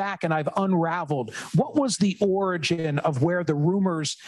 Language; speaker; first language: English; native; English